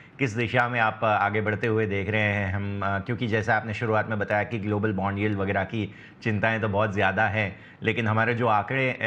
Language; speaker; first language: Hindi; non-native, local second language; Gujarati